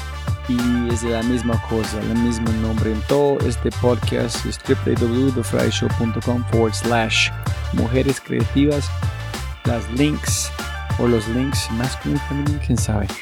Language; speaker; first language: Spanish; non-native, fluent; English